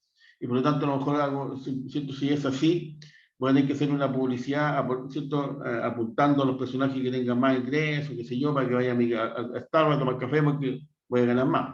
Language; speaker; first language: Spanish; native; Spanish